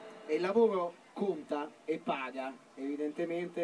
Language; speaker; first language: Italian; native; Italian